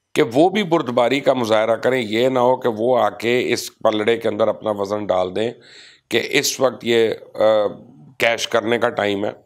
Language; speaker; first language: Urdu; non-native, local second language; Punjabi